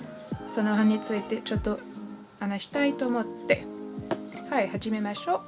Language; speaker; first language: Japanese; non-native, learner; French